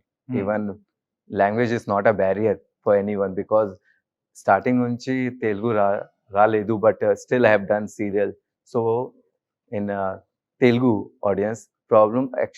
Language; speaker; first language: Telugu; non-native, local second language; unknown